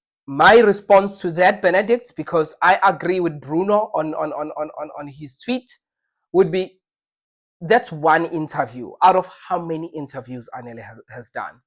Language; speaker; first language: English; non-native, local second language; Zulu